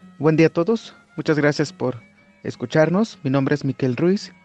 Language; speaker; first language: Spanish; non-native, local second language; Tzotzil